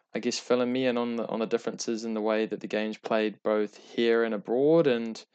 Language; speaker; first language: English; native; English